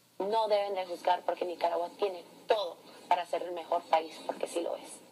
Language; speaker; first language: Spanish; early bilingual, heritage; English